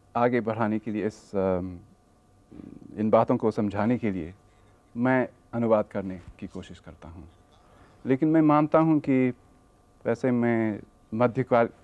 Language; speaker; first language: Hindi; non-native, fluent; English